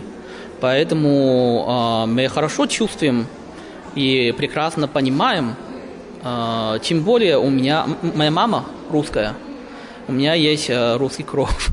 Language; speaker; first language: Russian; early bilingual, heritage; Chinese